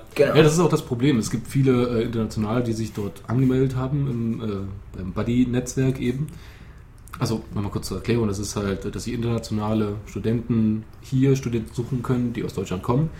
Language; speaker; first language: German; native; German